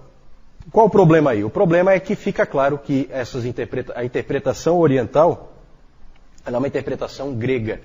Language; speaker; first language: Portuguese; native; Portuguese